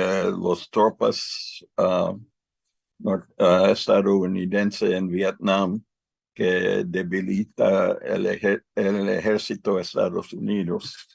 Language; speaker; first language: Spanish; non-native, learner; English